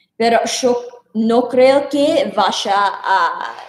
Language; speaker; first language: Spanish; non-native, learner; English